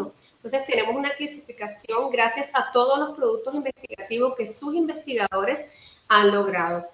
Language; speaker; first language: Spanish; native; Spanish